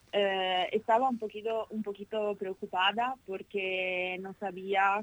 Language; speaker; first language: Spanish; non-native, fluent; Italian